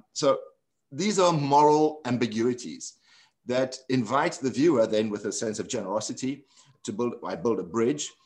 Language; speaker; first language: English; non-native, local second language; Afrikaans